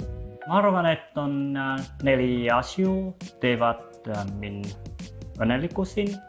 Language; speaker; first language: Estonian; non-native, fluent; Vietnamese